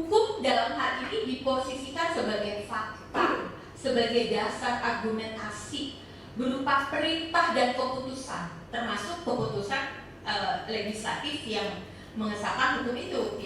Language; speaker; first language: Indonesian; native; Indonesian